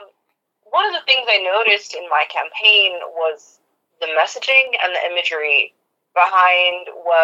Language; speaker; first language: English; native; English